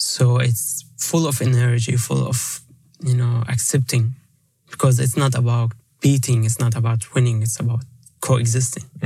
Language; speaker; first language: English; non-native, fluent; Arabic